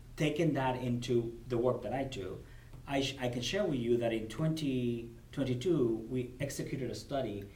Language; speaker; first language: English; non-native, fluent; Spanish